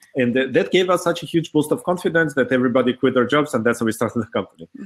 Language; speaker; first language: English; early bilingual, other home language; Hebrew